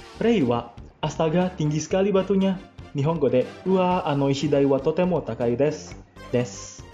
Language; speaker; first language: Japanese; non-native, fluent; Indonesian